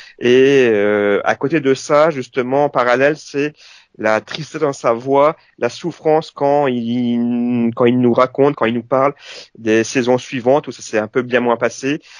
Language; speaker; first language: French; native; French